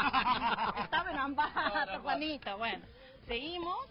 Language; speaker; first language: Spanish; native; Spanish